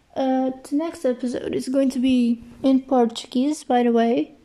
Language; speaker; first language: English; non-native, fluent; Portuguese